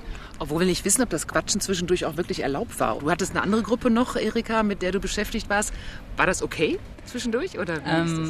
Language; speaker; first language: German; native; German